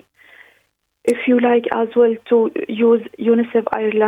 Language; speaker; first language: English; non-native, learner; Arabic